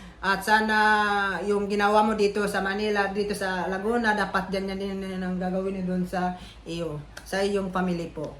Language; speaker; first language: Filipino; non-native, local second language; Cebuano